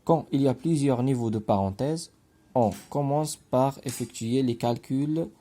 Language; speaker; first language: French; non-native, local second language; Arabic